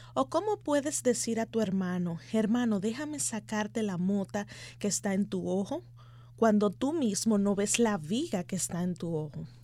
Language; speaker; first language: Spanish; native; Spanish